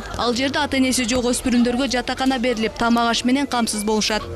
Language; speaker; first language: Kyrgyz; native; Kyrgyz